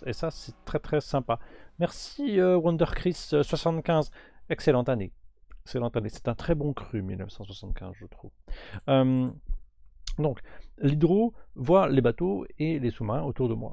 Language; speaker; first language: French; native; French